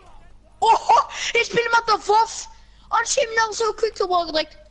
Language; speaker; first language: German; non-native, local second language; Luxembourgish